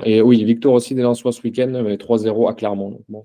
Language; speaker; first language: French; native; French